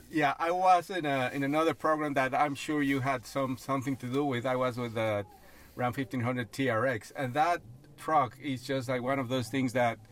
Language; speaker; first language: English; non-native, fluent; Spanish